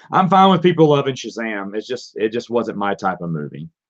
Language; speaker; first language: English; native; English